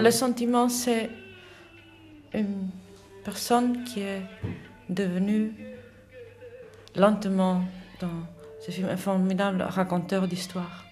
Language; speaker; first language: French; non-native, fluent; Dutch